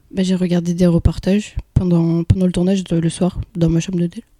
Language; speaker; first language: French; early bilingual, other home language; Kabyle